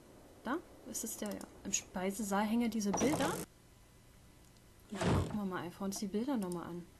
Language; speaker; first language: German; native; German